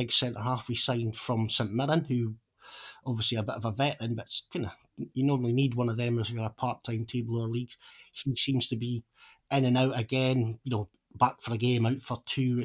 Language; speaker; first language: English; native; English